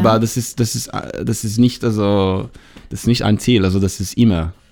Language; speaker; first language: German; non-native, learner; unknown